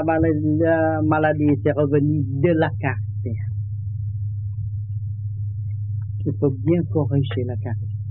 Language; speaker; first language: French; non-native, learner; Vietnamese